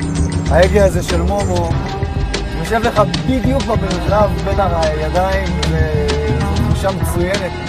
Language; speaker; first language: Hebrew; native; Hebrew